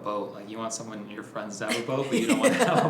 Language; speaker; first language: English; native; English